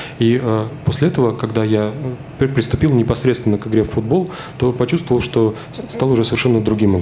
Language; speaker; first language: Russian; native; Russian